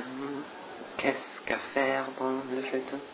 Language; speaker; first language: French; non-native, learner; English